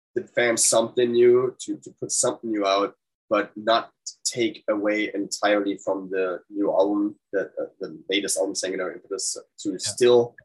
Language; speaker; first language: English; non-native, fluent; German